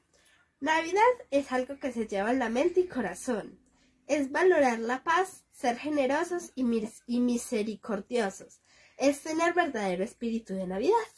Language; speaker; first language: Spanish; native; Spanish